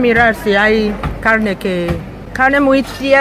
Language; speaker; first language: Spanish; non-native, fluent; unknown